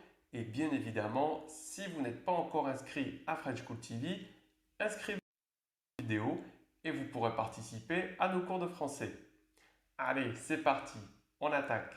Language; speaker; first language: French; native; French